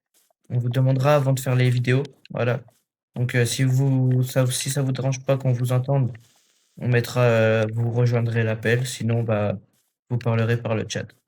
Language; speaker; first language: French; native; French